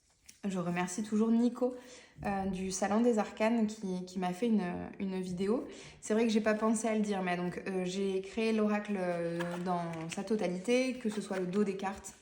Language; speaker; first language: French; native; French